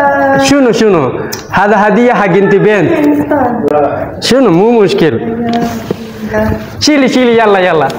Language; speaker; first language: Arabic; non-native, learner; Telugu